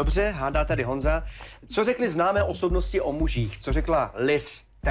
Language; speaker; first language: Czech; native; Czech